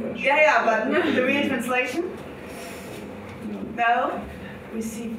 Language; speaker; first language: English; non-native, fluent; German